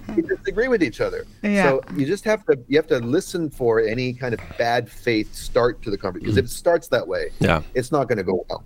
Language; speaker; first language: English; native; English